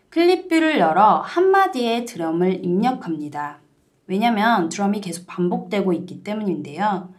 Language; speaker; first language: Korean; native; Korean